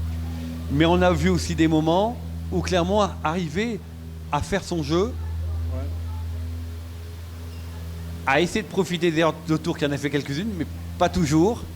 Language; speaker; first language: French; native; French